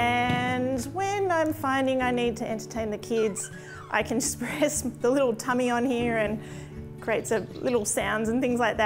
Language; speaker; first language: English; native; English